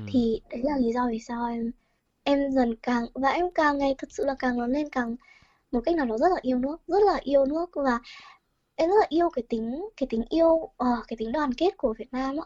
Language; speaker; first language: Vietnamese; early bilingual, heritage; Vietnamese